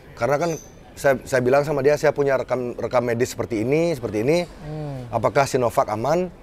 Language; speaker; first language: Indonesian; native; Indonesian